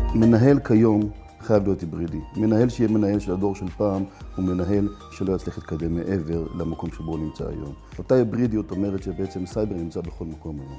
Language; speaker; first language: Hebrew; native; Hebrew